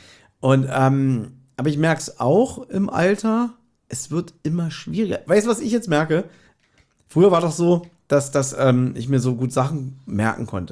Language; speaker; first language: German; native; German